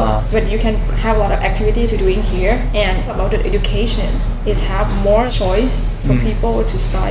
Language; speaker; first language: English; non-native, learner; Thai